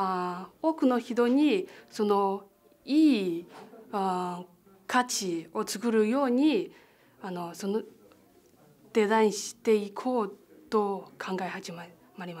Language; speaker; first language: Japanese; non-native, fluent; Chinese